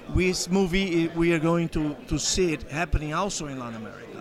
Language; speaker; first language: English; non-native, fluent; Portuguese